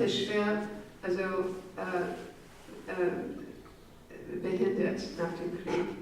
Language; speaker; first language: German; non-native, fluent; English